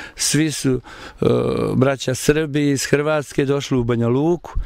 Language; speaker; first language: Croatian; native; Croatian